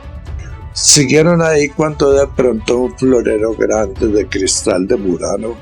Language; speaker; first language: Spanish; native; Spanish